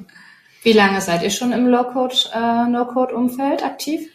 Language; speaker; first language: German; native; German